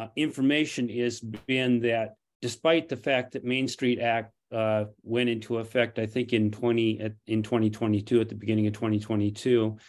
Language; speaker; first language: English; non-native, fluent; Portuguese